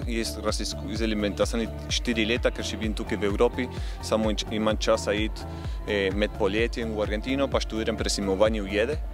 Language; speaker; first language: Slovenian; early bilingual, heritage; Slovenian